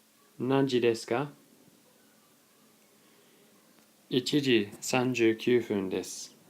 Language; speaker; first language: Japanese; non-native, fluent; English